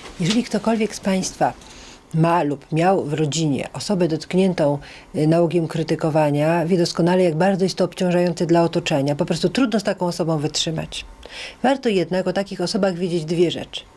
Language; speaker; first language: Polish; native; Polish